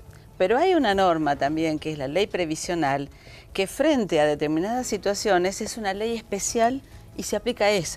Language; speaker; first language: Spanish; native; Spanish